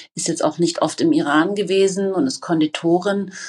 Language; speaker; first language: German; native; German